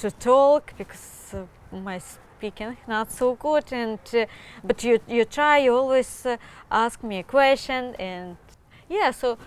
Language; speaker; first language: English; non-native, learner; Ukrainian